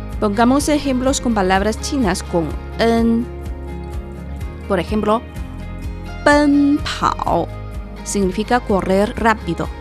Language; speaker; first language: Spanish; non-native, fluent; Chinese